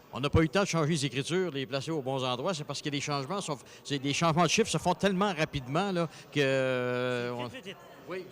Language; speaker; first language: French; native; French